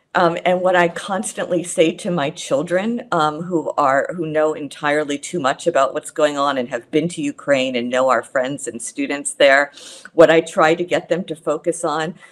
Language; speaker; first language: English; native; English